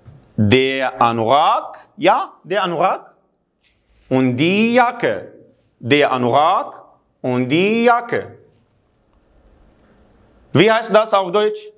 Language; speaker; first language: German; non-native, fluent; Arabic